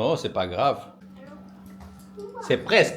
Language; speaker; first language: French; non-native, fluent; Portuguese